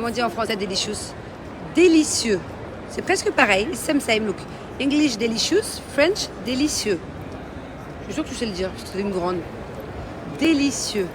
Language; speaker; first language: French; native; French